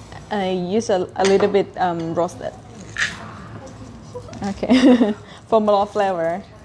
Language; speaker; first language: English; non-native, learner; Thai